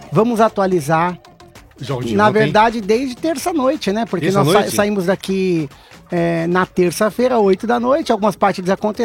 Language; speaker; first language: Portuguese; native; Portuguese